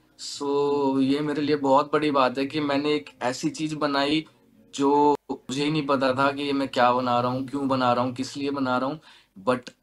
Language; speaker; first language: Hindi; native; Hindi